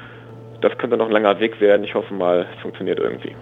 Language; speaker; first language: German; native; German